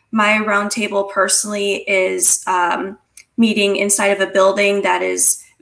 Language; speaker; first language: English; native; English